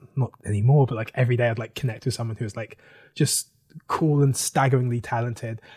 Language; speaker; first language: English; native; English